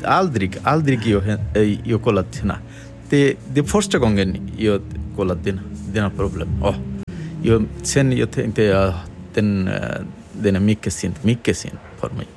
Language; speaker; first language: Swedish; non-native, learner; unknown